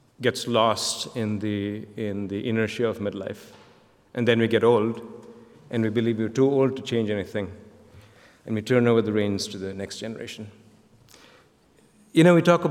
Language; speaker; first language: English; non-native, local second language; Bangla